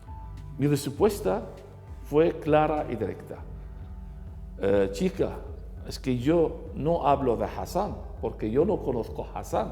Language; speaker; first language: Spanish; non-native, fluent; Arabic